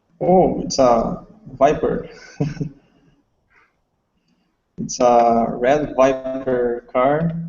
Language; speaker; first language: English; non-native, learner; Portuguese